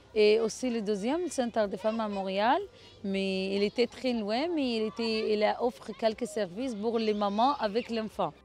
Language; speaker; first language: French; non-native, learner; Arabic